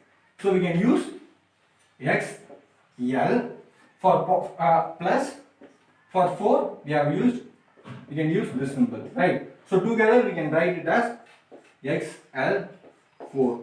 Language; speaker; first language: English; non-native, local second language; Tamil